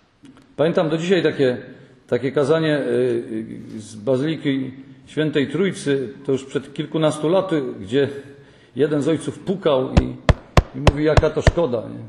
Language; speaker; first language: Polish; native; Polish